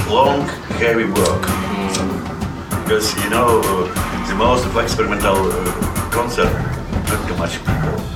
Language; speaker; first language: English; non-native, learner; Russian